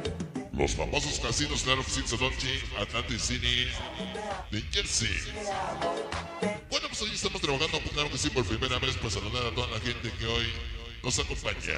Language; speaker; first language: Spanish; native; Spanish